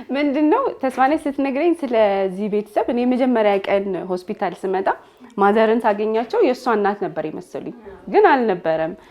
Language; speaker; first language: Amharic; native; Amharic